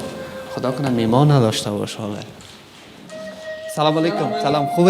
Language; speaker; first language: Persian; native; Persian